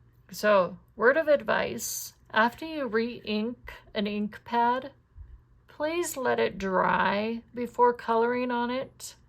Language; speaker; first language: English; native; English